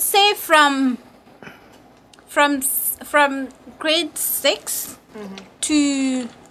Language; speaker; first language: English; non-native, local second language; Wolof